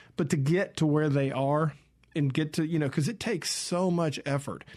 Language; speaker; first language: English; native; English